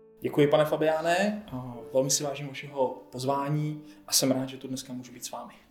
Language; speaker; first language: Czech; native; Czech